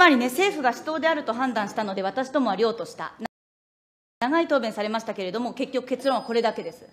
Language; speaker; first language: Japanese; native; Japanese